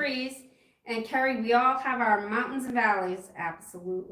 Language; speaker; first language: English; native; English